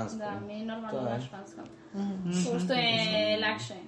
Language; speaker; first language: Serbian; early bilingual, heritage; Spanish